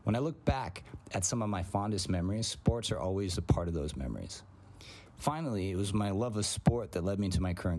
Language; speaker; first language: English; early bilingual, other home language; Greek